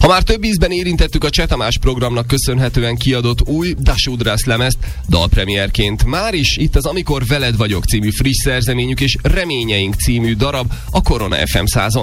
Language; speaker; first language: Hungarian; native; Hungarian